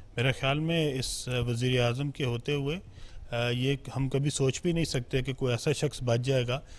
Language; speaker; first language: Urdu; non-native, local second language; Punjabi